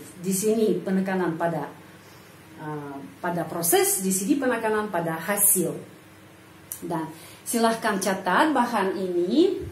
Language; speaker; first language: Indonesian; non-native, fluent; Russian